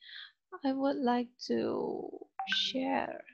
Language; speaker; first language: English; non-native, learner; Indonesian